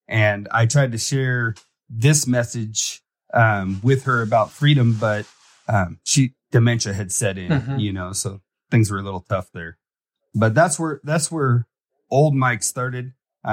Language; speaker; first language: English; native; English